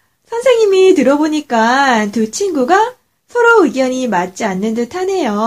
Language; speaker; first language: Korean; native; Korean